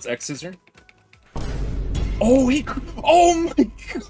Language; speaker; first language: English; native; English